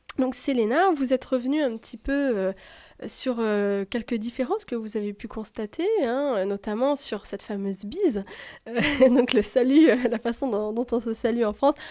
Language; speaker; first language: French; native; French